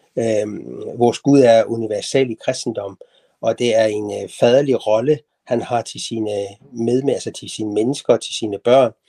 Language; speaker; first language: Danish; non-native, fluent; Persian